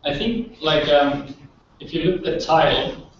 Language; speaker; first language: English; non-native, fluent; Finnish